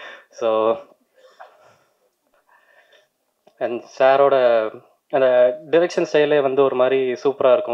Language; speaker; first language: Tamil; native; Tamil